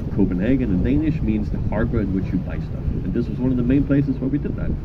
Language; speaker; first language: English; non-native, fluent; Danish